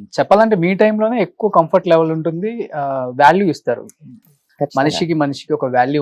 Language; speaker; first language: Telugu; native; Telugu